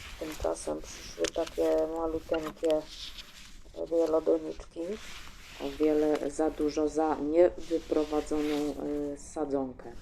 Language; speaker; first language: Polish; native; Polish